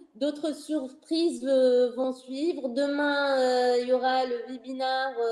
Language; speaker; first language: French; non-native, local second language; Arabic